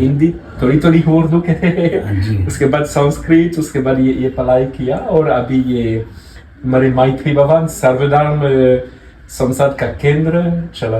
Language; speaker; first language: Hindi; non-native, learner; French